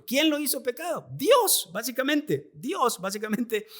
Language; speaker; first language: Spanish; native; Spanish